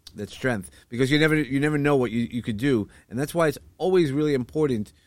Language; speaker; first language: English; native; English